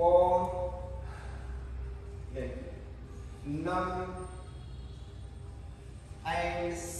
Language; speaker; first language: Vietnamese; non-native, learner; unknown